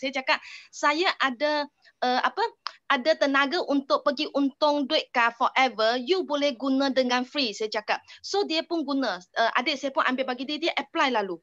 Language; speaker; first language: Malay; non-native, local second language; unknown